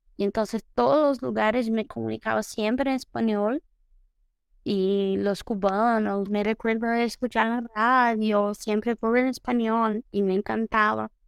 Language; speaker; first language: Spanish; non-native, fluent; Portuguese